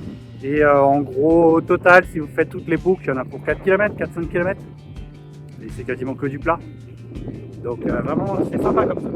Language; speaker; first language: French; native; French